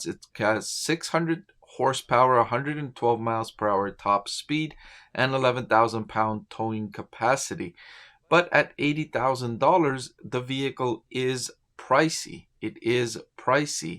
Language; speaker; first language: English; native; English